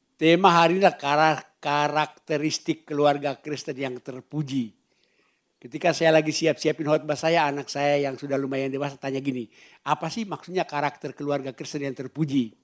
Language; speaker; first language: Indonesian; native; Indonesian